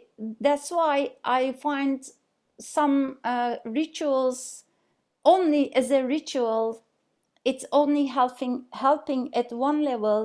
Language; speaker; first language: English; non-native, fluent; Turkish